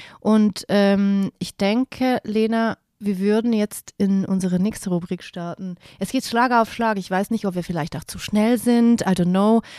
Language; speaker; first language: German; native; German